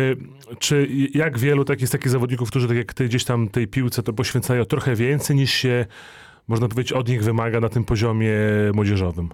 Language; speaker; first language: Polish; native; Polish